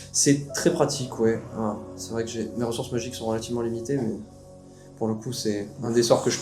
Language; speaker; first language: French; native; French